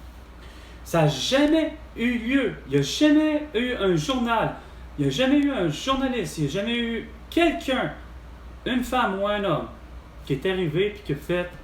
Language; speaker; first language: French; native; French